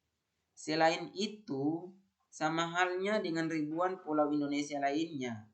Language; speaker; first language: Indonesian; native; Indonesian